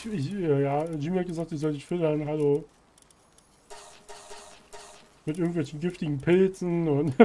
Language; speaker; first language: German; native; German